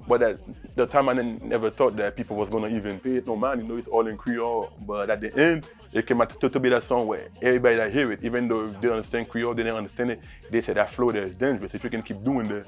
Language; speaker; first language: English; early bilingual, other home language; Haitian Creole